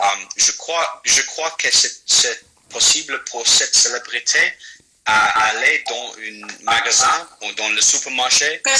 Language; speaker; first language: French; non-native, fluent; English